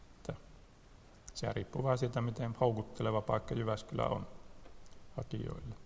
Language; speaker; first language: Finnish; native; Finnish